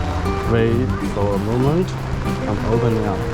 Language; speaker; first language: English; non-native, fluent; Chinese